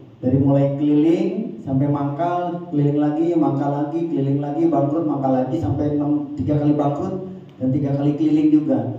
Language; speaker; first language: Indonesian; native; Indonesian